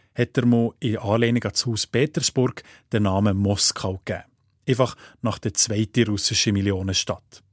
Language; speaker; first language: German; native; German